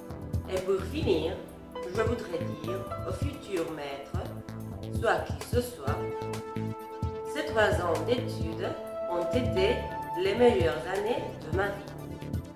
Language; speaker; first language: French; non-native, fluent; Spanish